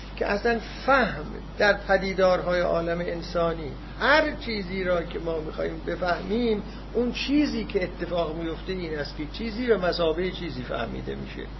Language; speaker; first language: Persian; non-native, local second language; Azerbaijani